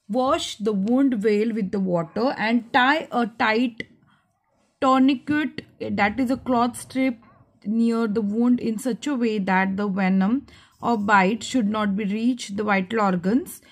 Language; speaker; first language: English; non-native, local second language; Marathi